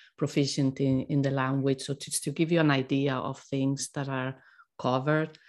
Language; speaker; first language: English; non-native, fluent; Spanish